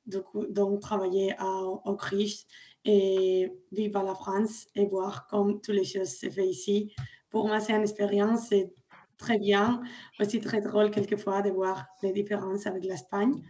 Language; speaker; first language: French; non-native, learner; Spanish